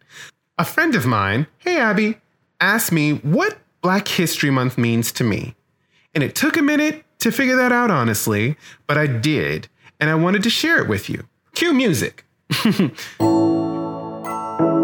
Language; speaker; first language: English; native; English